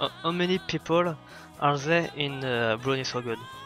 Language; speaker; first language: English; non-native, learner; French